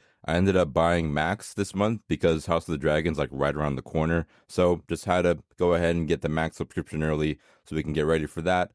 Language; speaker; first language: English; native; English